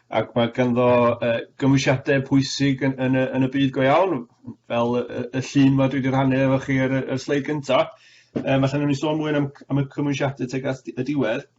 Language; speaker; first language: Welsh; native; Welsh